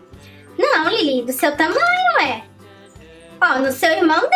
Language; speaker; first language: Portuguese; native; Portuguese